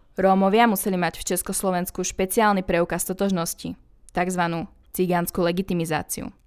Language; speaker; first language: Slovak; native; Slovak